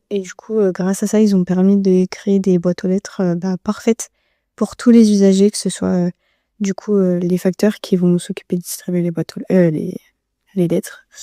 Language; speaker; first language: French; native; French